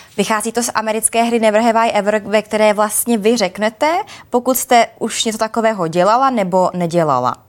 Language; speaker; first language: Czech; native; Czech